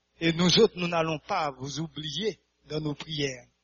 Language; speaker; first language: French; non-native, local second language; Haitian Creole